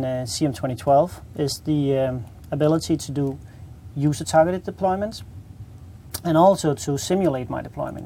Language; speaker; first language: English; non-native, fluent; Danish